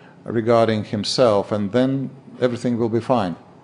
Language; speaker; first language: English; non-native, fluent; Latvian